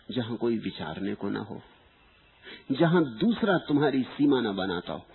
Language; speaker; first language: Hindi; native; Hindi